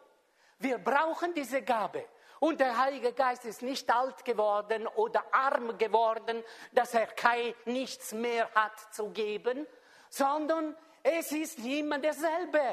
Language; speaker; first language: German; non-native, fluent; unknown